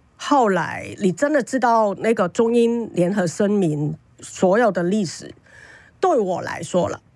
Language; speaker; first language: Chinese; non-native, fluent; Cantonese